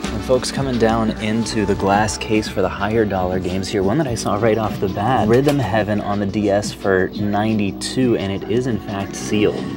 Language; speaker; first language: English; native; English